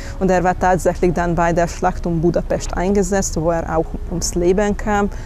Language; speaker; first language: German; non-native, fluent; Hungarian